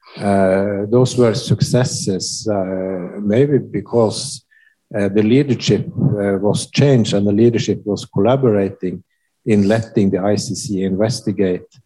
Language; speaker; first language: English; non-native, fluent; Norwegian